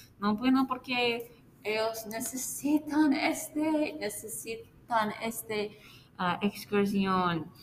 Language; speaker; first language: Spanish; non-native, learner; English